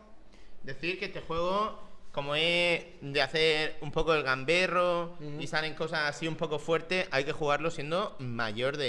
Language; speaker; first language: Spanish; native; Spanish